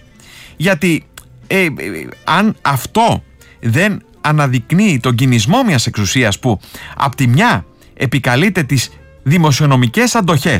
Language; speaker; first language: Greek; native; Greek